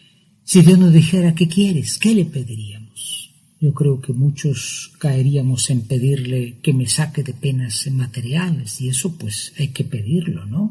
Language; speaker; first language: Spanish; native; Spanish